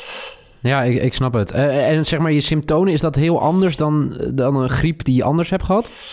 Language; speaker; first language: Dutch; native; Dutch